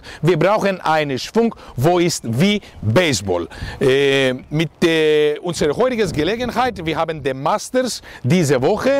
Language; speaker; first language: German; non-native, learner; Greek